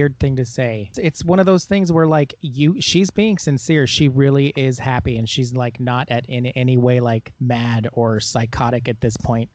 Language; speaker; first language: English; native; English